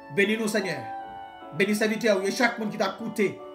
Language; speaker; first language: French; native; French